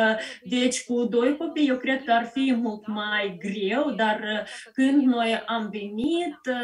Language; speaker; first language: Romanian; early bilingual, heritage; Romanian